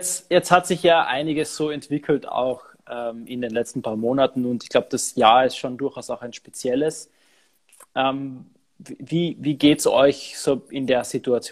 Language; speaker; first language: German; native; German